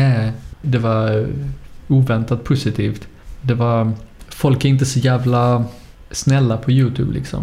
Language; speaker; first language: Swedish; native; Swedish